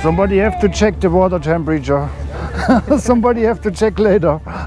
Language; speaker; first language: English; non-native, fluent; German